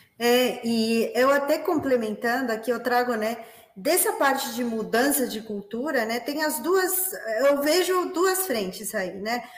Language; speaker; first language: Portuguese; non-native, fluent; Spanish